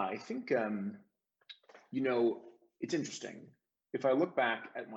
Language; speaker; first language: English; native; English